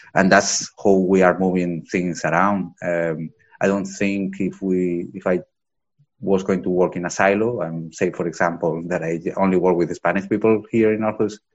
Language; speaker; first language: English; non-native, fluent; Spanish